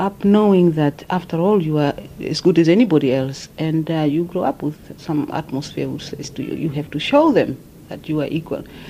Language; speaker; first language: English; non-native, fluent; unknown